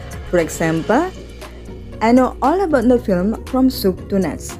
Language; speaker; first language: English; non-native, fluent; Indonesian